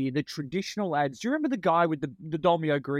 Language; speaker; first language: English; non-native, local second language; Italian